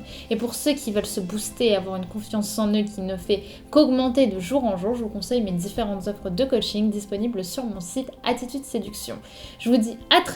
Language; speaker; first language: French; native; French